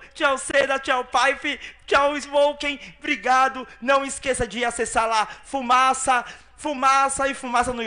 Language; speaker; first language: Portuguese; native; Portuguese